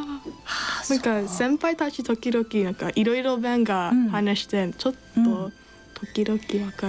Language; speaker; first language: Japanese; non-native, learner; English